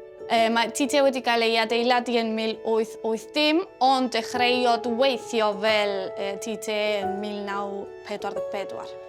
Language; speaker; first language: Welsh; early bilingual, heritage; Spanish